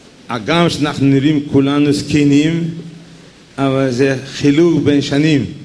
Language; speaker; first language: Hebrew; non-native, fluent; Yiddish